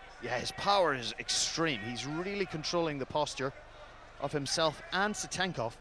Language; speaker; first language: English; native; English